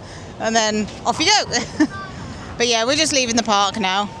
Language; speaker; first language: English; native; English